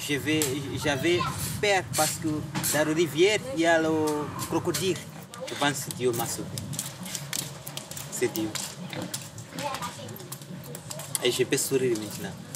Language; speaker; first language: French; non-native, fluent; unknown